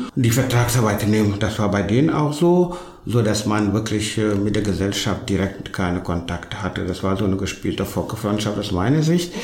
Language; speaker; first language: German; non-native, fluent; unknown